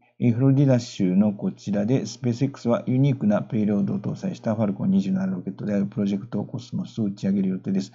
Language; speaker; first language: Japanese; native; Japanese